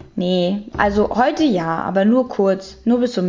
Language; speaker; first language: German; native; German